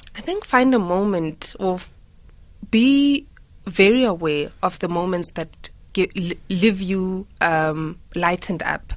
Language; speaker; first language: English; non-native, local second language; Tswana